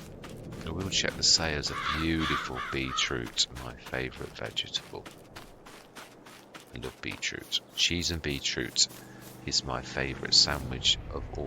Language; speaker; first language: English; native; English